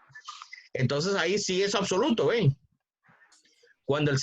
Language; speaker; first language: Spanish; native; Spanish